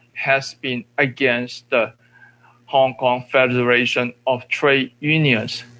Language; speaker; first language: English; non-native, local second language; Cantonese